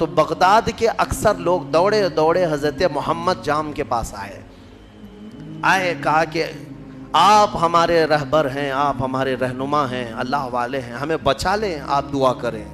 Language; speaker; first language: Urdu; native; Urdu